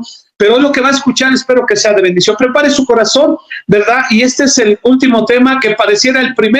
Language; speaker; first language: Spanish; native; Spanish